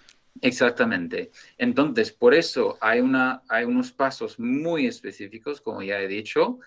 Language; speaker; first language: Spanish; non-native, fluent; English